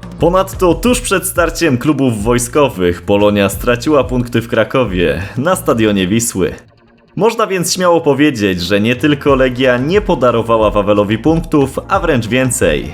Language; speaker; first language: Polish; native; Polish